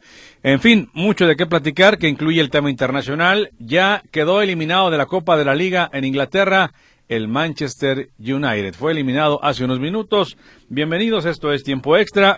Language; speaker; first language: Spanish; native; Spanish